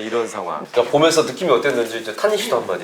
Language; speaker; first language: Korean; native; Korean